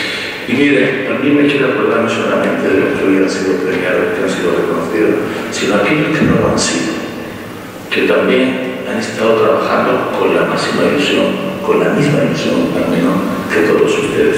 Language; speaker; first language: Spanish; native; Spanish